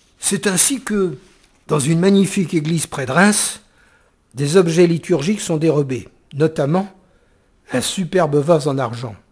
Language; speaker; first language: French; native; French